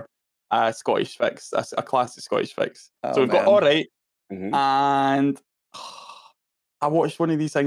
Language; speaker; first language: English; native; English